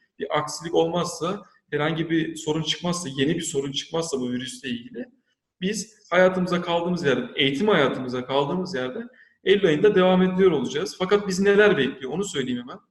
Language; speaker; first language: Turkish; native; Turkish